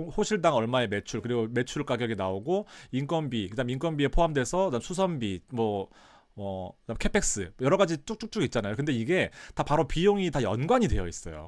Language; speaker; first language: Korean; native; Korean